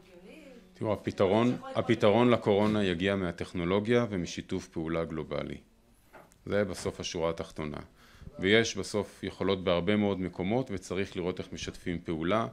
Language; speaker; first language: Hebrew; native; Hebrew